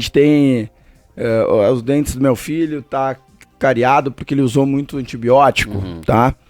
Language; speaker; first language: Portuguese; native; Portuguese